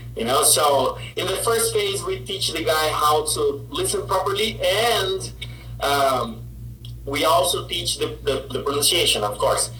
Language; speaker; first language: English; non-native, fluent; Portuguese